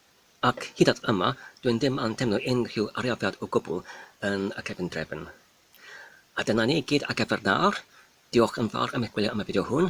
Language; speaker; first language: Welsh; non-native, learner; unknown